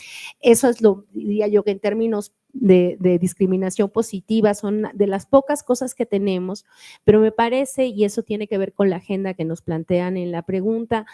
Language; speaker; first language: Spanish; native; Spanish